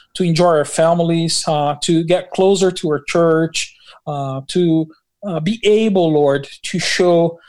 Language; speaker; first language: English; non-native, fluent; Portuguese